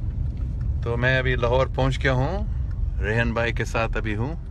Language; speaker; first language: Hindi; non-native, local second language; English